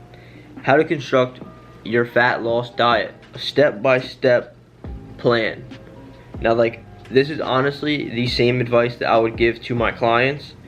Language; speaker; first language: English; native; English